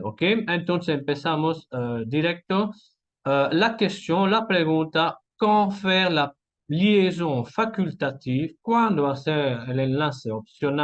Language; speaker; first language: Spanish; non-native, fluent; French